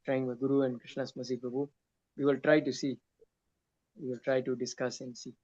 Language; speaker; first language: English; non-native, local second language; Tamil